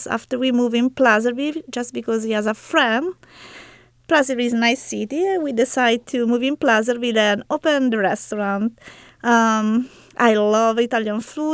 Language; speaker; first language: English; non-native, learner; Italian